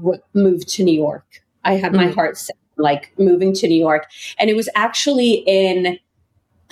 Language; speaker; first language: English; native; English